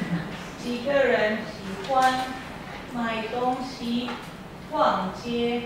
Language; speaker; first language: Chinese; non-native, learner; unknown